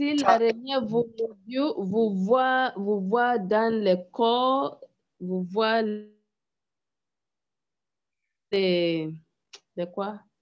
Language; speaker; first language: French; non-native, learner; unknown